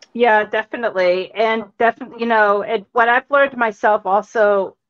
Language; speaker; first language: English; native; English